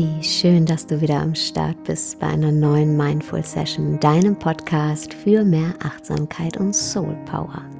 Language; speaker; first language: German; native; German